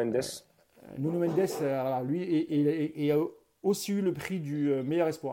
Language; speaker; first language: French; native; French